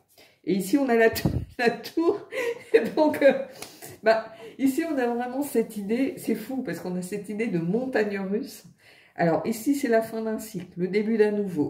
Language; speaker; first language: French; native; French